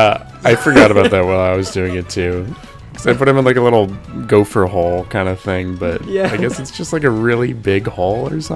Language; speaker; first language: English; native; English